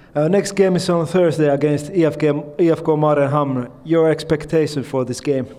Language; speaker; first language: English; non-native, fluent; Finnish